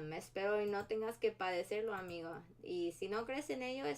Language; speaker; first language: Spanish; early bilingual, heritage; Spanish